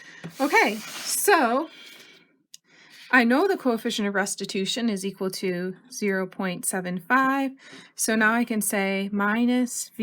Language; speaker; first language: English; native; English